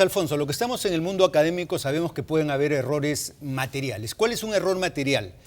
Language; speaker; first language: Spanish; native; Spanish